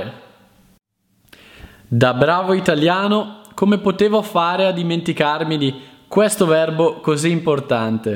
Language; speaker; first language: Italian; native; Italian